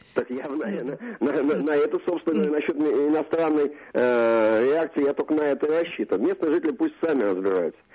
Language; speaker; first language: Russian; native; Russian